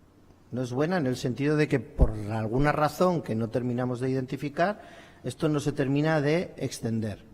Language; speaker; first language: Spanish; native; Spanish